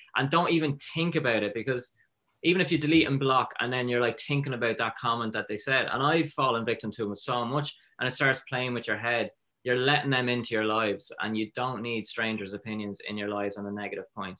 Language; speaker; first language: English; native; English